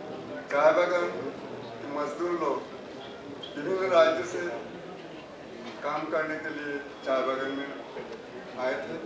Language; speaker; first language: Hindi; non-native, local second language; Odia